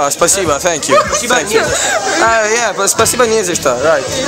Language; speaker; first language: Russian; non-native, learner; Italian